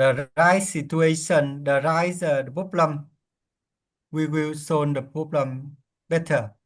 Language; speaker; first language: English; non-native, learner; Vietnamese